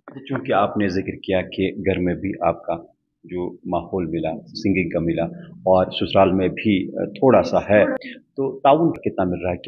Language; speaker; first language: Hindi; non-native, local second language; Kashmiri